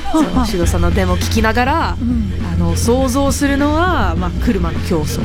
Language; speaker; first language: Japanese; non-native, fluent; English